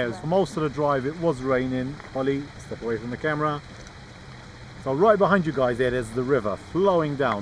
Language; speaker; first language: English; native; English